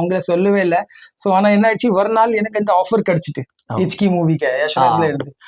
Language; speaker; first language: Tamil; early bilingual, heritage; Tamil